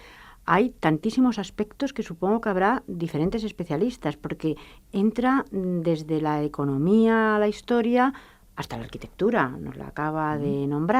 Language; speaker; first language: Spanish; native; Spanish